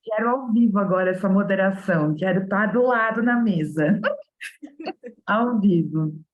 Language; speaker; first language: Portuguese; non-native, fluent; Spanish